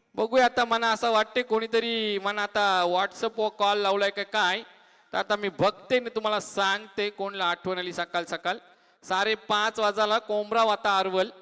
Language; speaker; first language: Marathi; native; Marathi